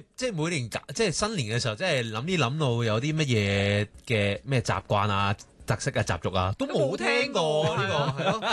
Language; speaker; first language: Cantonese; native; Cantonese